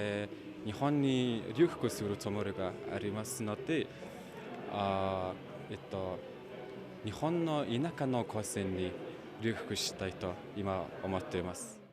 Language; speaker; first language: Japanese; non-native, learner; Mongolian